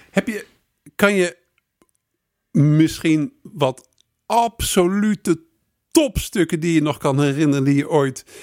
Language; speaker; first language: Dutch; native; Dutch